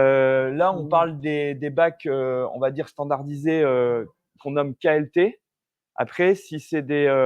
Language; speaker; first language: French; native; French